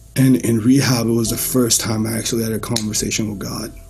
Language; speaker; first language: English; early bilingual, other home language; Persian